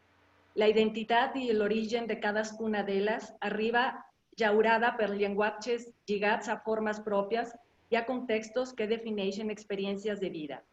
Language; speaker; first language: Catalan; non-native, learner; Spanish